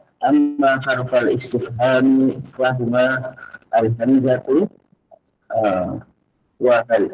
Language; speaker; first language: Arabic; non-native, learner; Indonesian